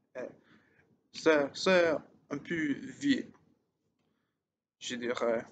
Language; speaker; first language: French; non-native, learner; English